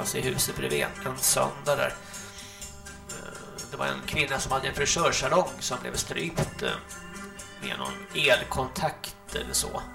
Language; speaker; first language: Swedish; native; Swedish